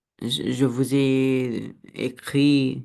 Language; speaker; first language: French; non-native, learner; Romanian